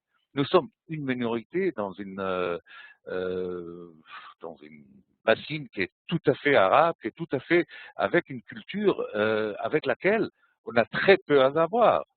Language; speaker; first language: French; non-native, fluent; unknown